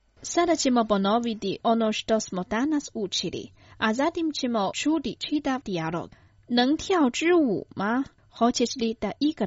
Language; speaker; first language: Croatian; non-native, fluent; Chinese